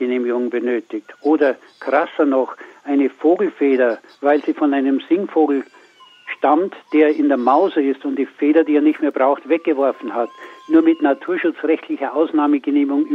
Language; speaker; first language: German; native; German